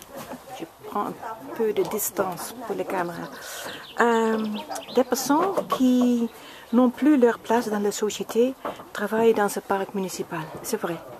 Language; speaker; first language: French; non-native, learner; Dutch